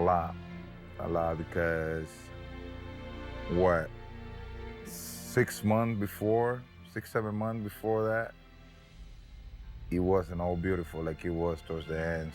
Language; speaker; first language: English; non-native, fluent; Spanish